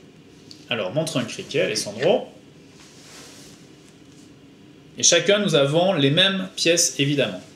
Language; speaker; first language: French; native; French